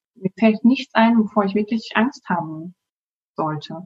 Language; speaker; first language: German; native; German